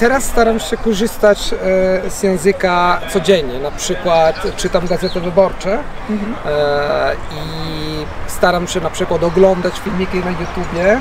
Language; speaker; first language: Polish; non-native, fluent; Italian